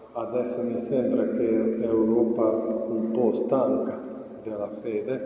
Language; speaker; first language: Italian; non-native, fluent; Croatian